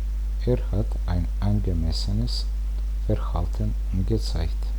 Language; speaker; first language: German; non-native, fluent; Croatian